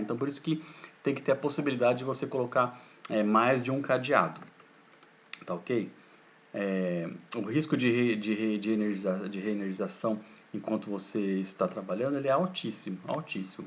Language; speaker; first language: Portuguese; native; Portuguese